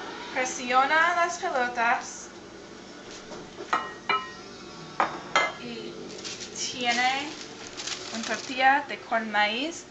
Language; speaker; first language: Spanish; non-native, learner; English